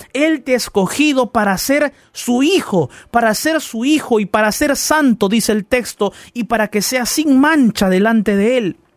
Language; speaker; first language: Spanish; native; Spanish